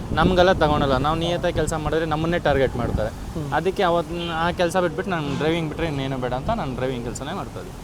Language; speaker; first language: Kannada; non-native, local second language; Telugu